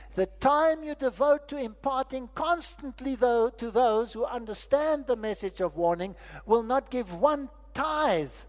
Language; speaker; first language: English; non-native, local second language; Afrikaans